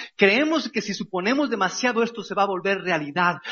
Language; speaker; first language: Spanish; native; Spanish